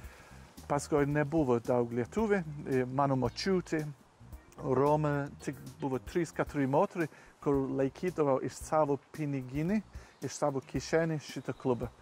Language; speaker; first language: Lithuanian; non-native, learner; English